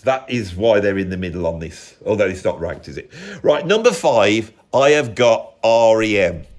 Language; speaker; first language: English; native; English